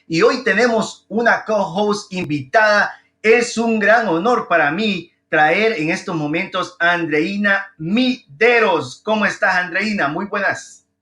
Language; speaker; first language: Spanish; native; Spanish